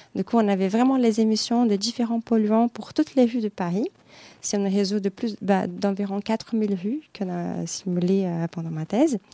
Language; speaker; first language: French; non-native, fluent; Portuguese